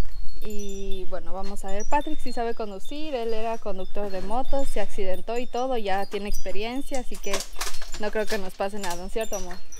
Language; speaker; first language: Spanish; native; Spanish